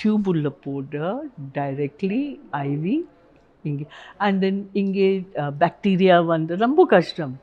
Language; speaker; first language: Tamil; non-native, learner; Hindi